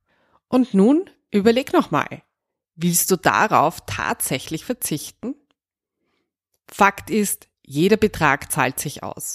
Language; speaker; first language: German; native; German